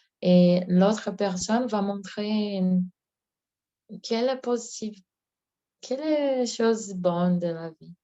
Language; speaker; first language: French; non-native, learner; Portuguese